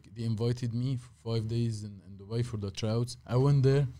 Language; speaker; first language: English; non-native, fluent; Arabic